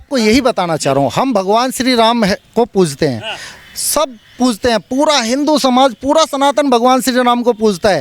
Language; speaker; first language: Hindi; native; Hindi